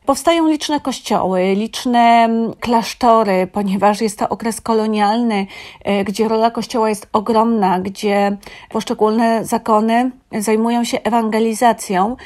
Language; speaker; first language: Polish; native; Polish